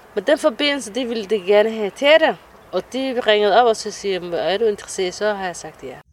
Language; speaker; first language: Danish; non-native, fluent; Somali